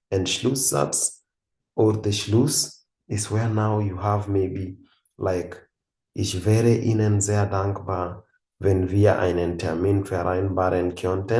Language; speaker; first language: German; non-native, fluent; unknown